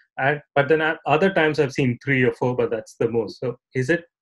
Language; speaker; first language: English; non-native, local second language; Tamil